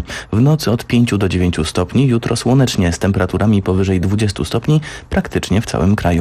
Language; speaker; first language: Polish; native; Polish